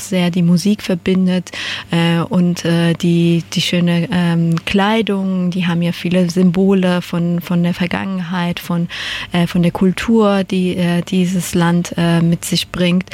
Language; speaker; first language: German; non-native, fluent; Persian